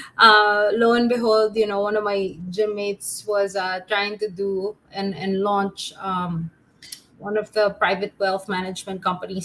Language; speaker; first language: English; non-native, local second language; Filipino